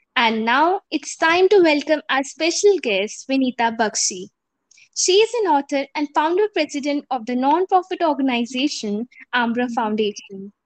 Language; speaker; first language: English; non-native, local second language; Hindi